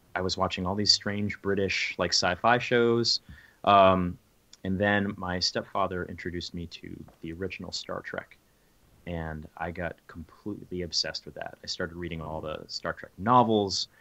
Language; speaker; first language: English; native; English